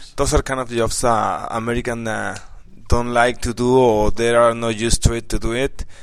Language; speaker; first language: English; non-native, learner; Spanish